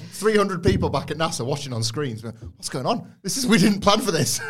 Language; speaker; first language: English; native; English